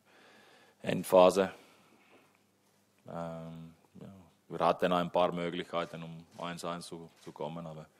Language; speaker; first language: German; non-native, fluent; Finnish